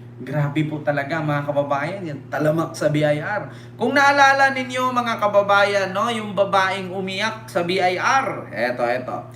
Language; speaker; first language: Filipino; native; Filipino